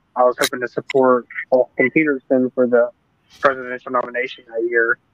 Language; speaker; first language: English; native; English